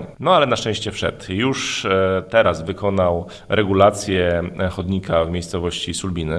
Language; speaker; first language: Polish; native; Polish